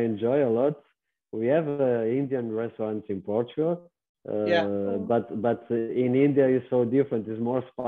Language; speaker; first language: English; non-native, learner; Portuguese